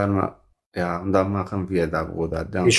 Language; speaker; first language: German; non-native, learner; Oromo